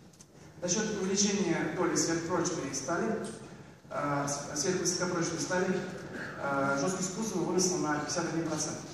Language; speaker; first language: Russian; native; Russian